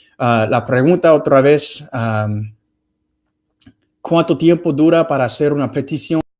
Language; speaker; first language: Spanish; non-native, fluent; English